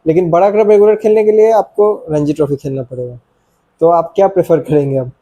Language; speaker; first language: Hindi; non-native, local second language; Bangla